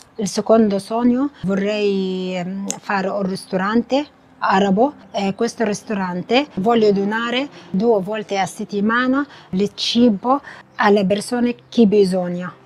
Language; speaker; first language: Italian; non-native, learner; Arabic